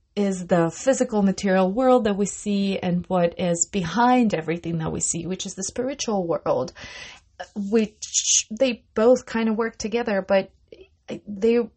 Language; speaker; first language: English; non-native, fluent; Russian